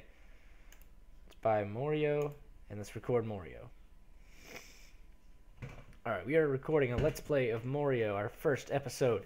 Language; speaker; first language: English; native; English